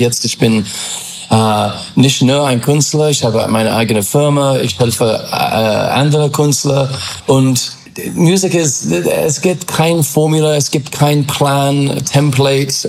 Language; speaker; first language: German; non-native, fluent; English